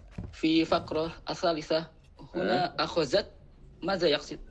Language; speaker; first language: Arabic; non-native, learner; Indonesian